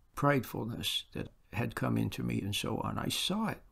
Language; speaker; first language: English; native; English